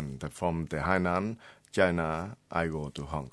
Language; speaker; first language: English; non-native, learner; Vietnamese